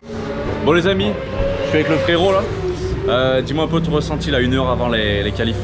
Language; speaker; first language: French; native; French